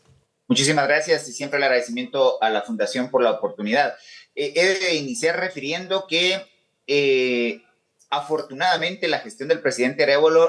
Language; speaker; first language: Spanish; native; Spanish